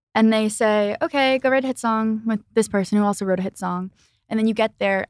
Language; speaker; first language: English; native; English